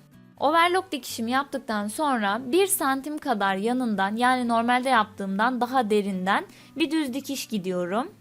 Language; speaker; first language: Turkish; native; Turkish